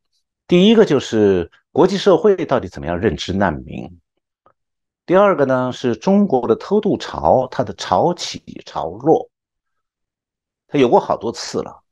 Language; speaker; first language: Chinese; native; Chinese